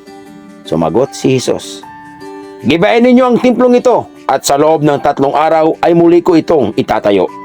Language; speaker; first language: Filipino; native; Filipino